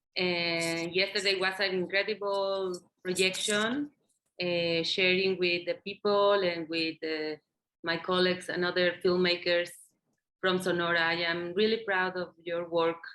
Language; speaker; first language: English; non-native, learner; Spanish